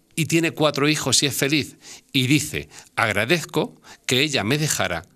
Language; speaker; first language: Spanish; native; Spanish